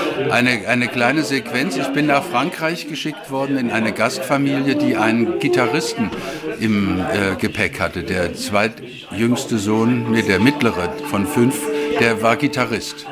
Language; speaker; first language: German; native; German